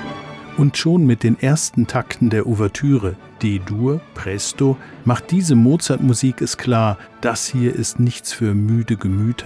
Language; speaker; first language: German; native; German